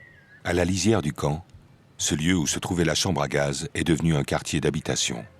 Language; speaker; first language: French; native; French